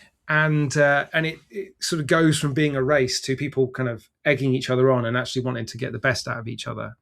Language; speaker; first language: English; native; English